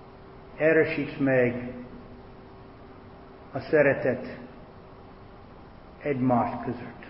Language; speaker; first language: Hungarian; non-native, fluent; English